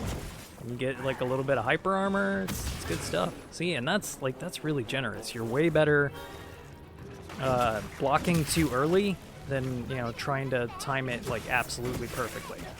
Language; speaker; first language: English; native; English